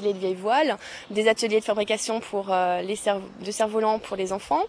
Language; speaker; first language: French; native; French